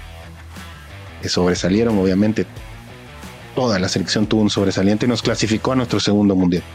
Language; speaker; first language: Spanish; native; Spanish